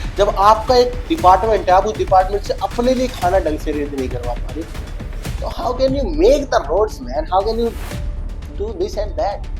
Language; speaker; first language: Hindi; native; Hindi